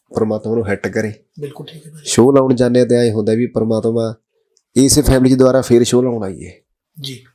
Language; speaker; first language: Punjabi; native; Punjabi